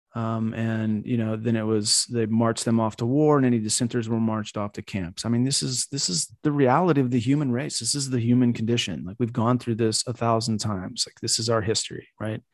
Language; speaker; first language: English; native; English